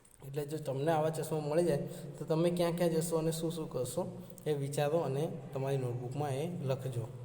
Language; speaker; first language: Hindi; non-native, local second language; Gujarati